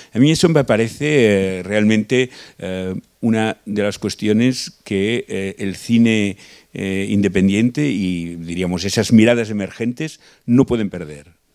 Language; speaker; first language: Spanish; non-native, local second language; Catalan